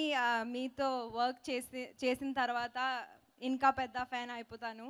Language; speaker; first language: Telugu; non-native, local second language; Hindi